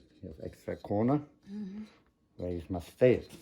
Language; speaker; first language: English; non-native, learner; Swedish